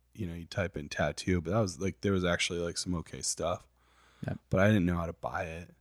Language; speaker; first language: English; native; English